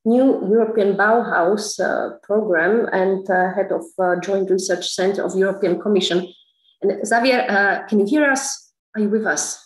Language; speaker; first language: English; non-native, fluent; Slovak